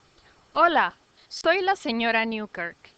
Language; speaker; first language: Spanish; non-native, fluent; English